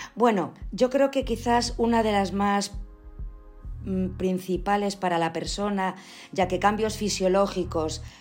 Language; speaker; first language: Spanish; native; Spanish